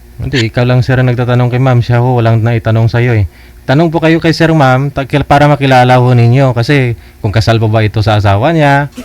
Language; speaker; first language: Filipino; native; Filipino